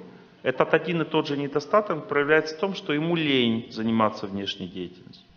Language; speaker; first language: Russian; native; Russian